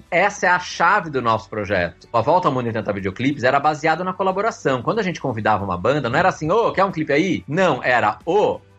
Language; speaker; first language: Portuguese; native; Portuguese